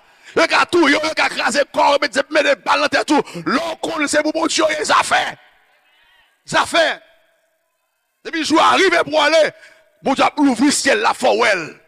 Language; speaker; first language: French; non-native, local second language; Haitian Creole